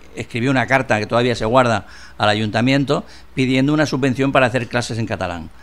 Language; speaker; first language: Spanish; native; Spanish